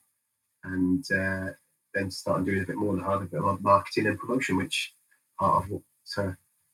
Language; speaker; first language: English; native; English